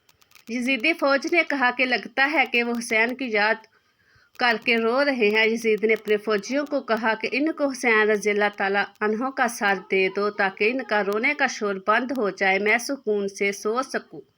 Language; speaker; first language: Urdu; native; Urdu